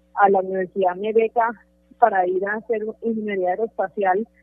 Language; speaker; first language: Spanish; native; Spanish